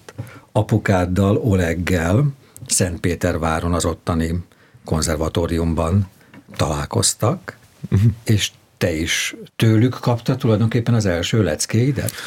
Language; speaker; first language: Hungarian; native; Hungarian